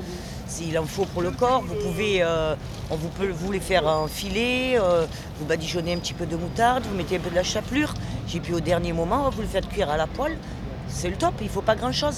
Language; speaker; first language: French; native; French